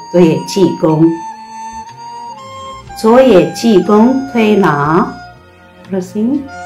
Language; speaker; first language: Slovak; non-native, learner; Chinese